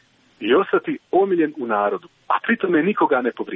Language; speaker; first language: Croatian; native; Croatian